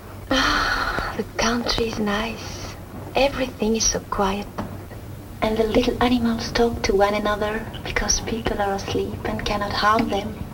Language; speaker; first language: English; non-native, fluent; French